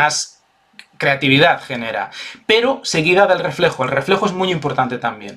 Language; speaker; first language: Spanish; native; Spanish